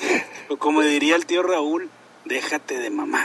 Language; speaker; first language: Spanish; native; Spanish